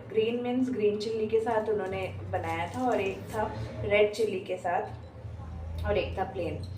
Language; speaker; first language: Hindi; non-native, local second language; Bangla